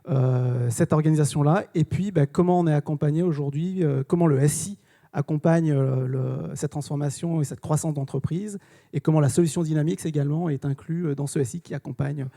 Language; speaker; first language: French; native; French